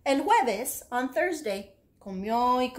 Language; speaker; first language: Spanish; non-native, fluent; English